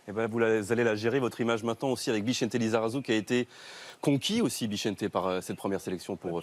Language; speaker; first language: French; native; French